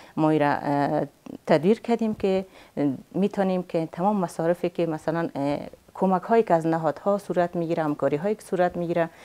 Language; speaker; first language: Persian; native; Persian